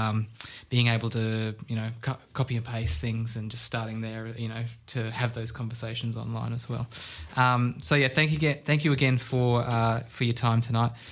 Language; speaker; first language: English; native; English